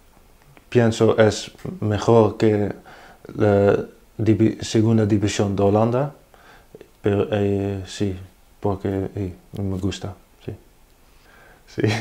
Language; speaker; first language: Spanish; non-native, learner; Dutch